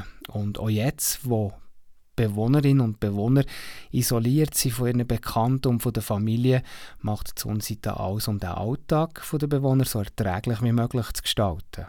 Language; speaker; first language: German; native; German